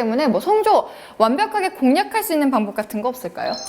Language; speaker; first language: Korean; native; Korean